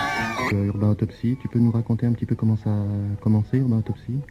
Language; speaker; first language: French; native; French